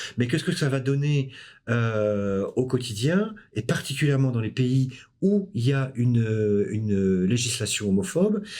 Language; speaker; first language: French; native; French